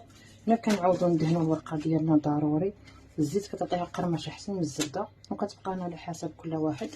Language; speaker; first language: Arabic; native; Arabic